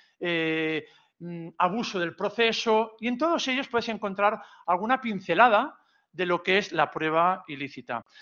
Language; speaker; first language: Spanish; non-native, local second language; Catalan